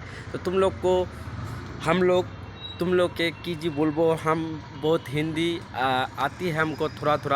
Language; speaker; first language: Hindi; non-native, local second language; Bangla